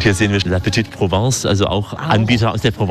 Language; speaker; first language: German; native; German